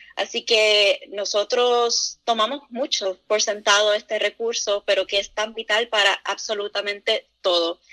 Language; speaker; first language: Spanish; native; Spanish